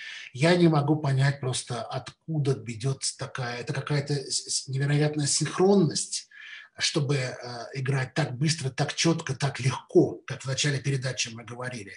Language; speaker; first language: Russian; native; Russian